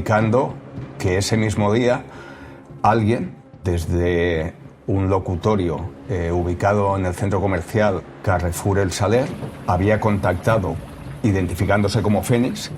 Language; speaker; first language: Spanish; native; Spanish